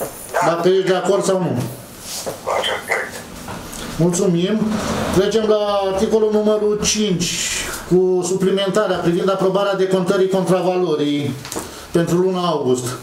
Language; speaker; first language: Romanian; native; Romanian